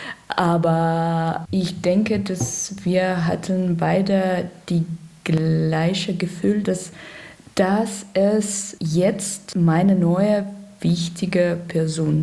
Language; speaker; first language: German; non-native, fluent; Russian